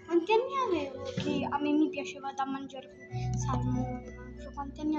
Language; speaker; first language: Italian; early bilingual, other home language; Bangla